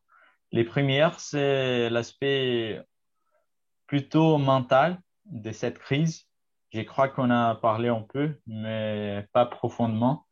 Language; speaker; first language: French; non-native, fluent; Portuguese